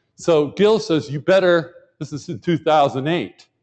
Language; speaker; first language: English; native; English